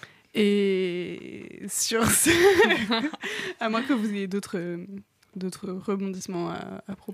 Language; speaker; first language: French; native; French